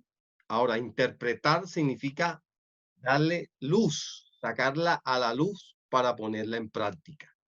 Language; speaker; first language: Spanish; native; Spanish